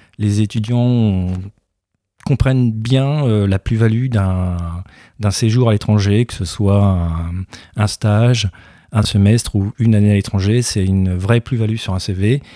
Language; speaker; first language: French; native; French